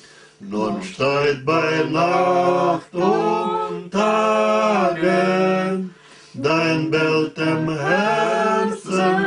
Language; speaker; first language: German; early bilingual, heritage; German